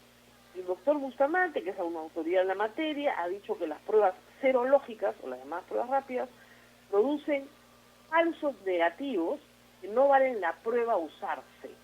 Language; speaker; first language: Spanish; native; Spanish